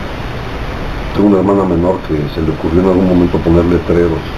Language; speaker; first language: Spanish; native; Spanish